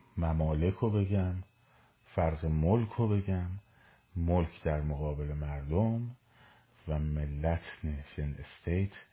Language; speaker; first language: Persian; native; Persian